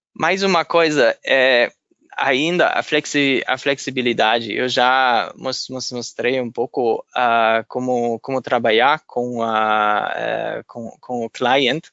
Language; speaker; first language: Portuguese; non-native, fluent; German